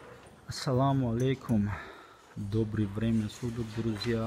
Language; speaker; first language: Russian; non-native, fluent; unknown